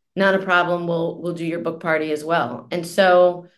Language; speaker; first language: English; native; English